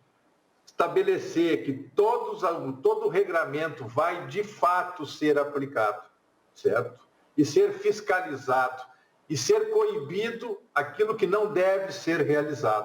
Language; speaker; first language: Portuguese; native; Portuguese